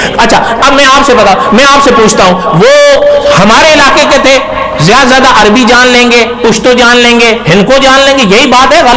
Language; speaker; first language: Urdu; non-native, local second language; Pashto